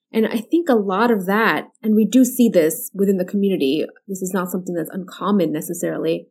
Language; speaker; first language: English; early bilingual, other home language; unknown